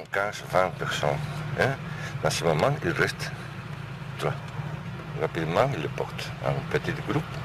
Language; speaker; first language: French; non-native, learner; Spanish